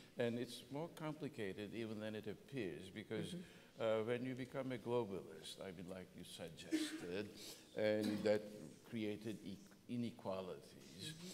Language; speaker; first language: English; non-native, fluent; Turkish